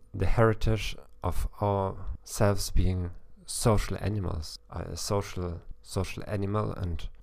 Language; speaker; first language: English; non-native, fluent; German